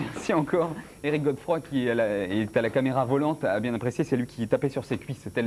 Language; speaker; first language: French; native; French